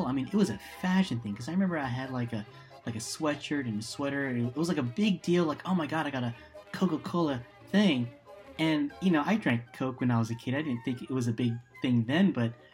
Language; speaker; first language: English; native; English